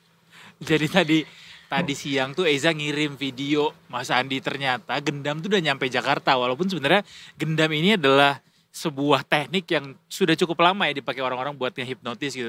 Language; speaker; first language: Indonesian; native; Indonesian